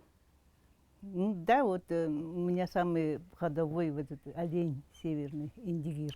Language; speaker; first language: Russian; non-native, local second language; Yakut